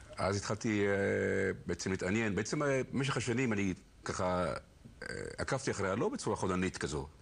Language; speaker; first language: Hebrew; native; Hebrew